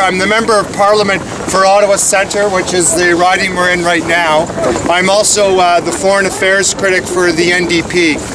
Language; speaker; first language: English; native; English